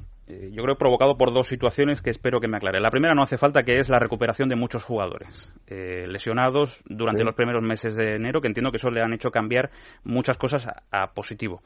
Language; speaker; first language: Spanish; native; Spanish